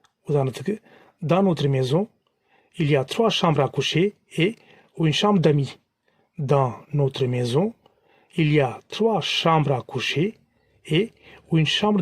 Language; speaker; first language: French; non-native, fluent; Tamil